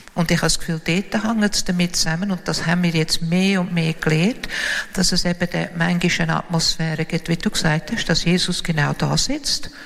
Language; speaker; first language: German; native; German